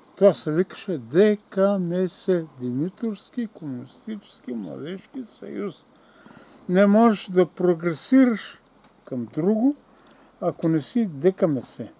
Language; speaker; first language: Bulgarian; native; Bulgarian